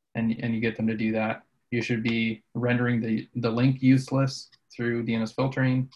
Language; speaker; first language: English; native; English